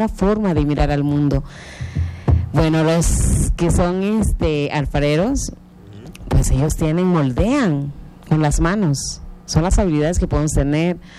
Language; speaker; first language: Spanish; non-native, local second language; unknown